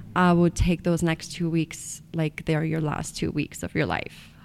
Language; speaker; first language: English; non-native, fluent; Estonian